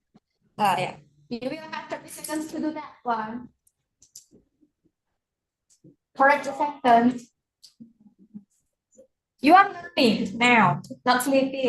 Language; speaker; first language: English; non-native, fluent; Indonesian